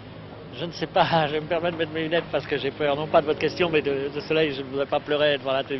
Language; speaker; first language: French; native; French